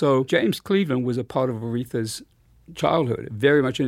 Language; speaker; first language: English; native; English